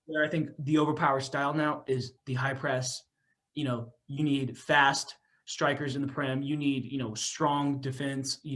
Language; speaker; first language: English; native; English